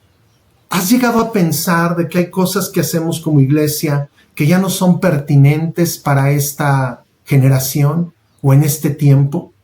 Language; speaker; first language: Spanish; native; Spanish